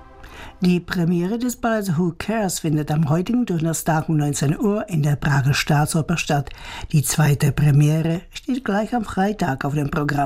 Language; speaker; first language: German; native; German